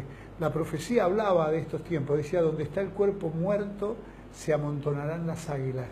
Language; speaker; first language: Spanish; native; Spanish